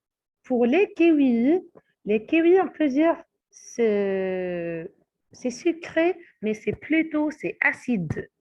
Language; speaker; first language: French; non-native, fluent; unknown